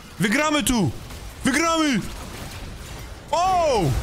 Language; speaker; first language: Polish; non-native, learner; Swedish